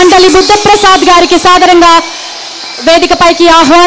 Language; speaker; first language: Telugu; native; Telugu